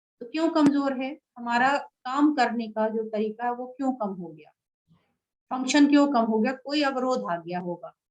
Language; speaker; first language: Hindi; native; Hindi